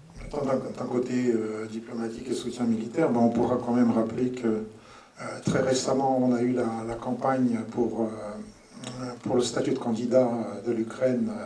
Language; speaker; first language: French; non-native, fluent; Ukrainian